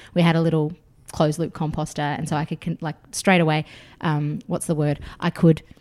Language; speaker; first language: English; early bilingual, other home language; Russian